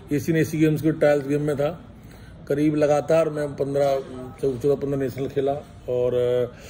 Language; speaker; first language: Hindi; native; Hindi